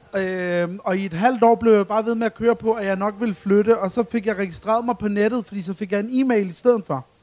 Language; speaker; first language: Danish; early bilingual, other home language; Arabic